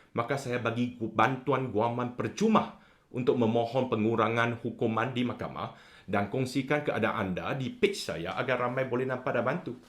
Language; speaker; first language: Malay; non-native, local second language; Chinese